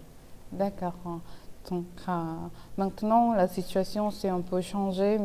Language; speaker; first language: French; non-native, fluent; Korean